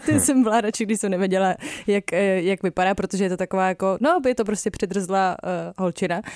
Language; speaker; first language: Czech; native; Czech